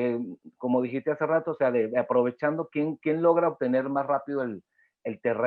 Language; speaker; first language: Spanish; native; Spanish